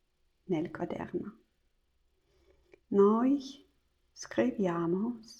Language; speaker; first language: Italian; non-native, learner; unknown